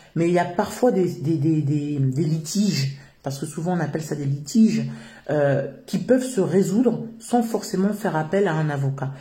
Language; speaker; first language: French; native; French